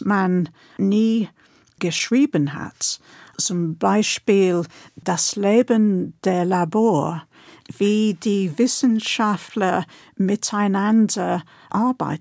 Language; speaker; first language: German; non-native, fluent; English